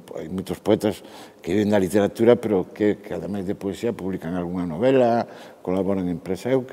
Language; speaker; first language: Galician; non-native, local second language; Spanish